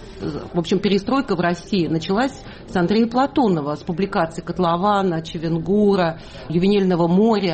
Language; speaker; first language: Russian; native; Russian